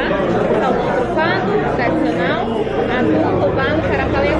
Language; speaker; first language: Portuguese; native; Portuguese